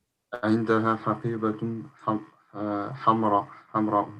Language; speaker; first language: Arabic; non-native, learner; French